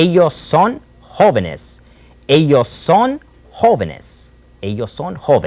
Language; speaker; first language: Spanish; non-native, fluent; English